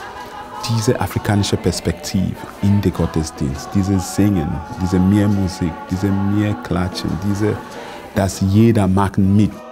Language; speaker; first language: German; non-native, fluent; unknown